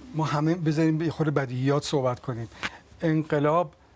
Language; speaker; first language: Persian; native; Persian